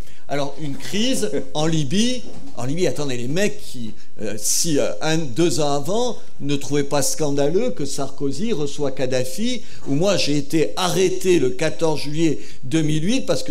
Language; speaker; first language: French; native; French